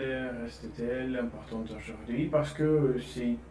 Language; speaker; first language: French; non-native, learner; Russian